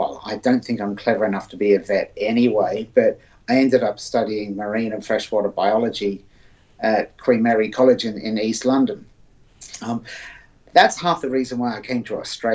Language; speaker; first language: English; native; English